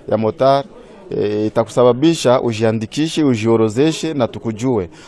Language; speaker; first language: Swahili; native; Swahili